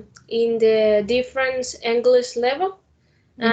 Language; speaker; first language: English; non-native, learner; Spanish